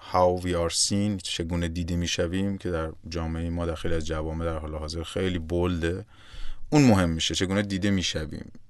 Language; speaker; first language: Persian; native; Persian